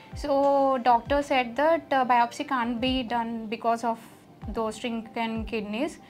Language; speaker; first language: English; non-native, local second language; Telugu